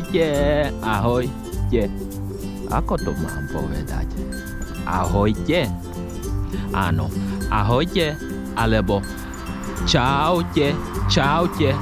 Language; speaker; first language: Slovak; non-native, learner; English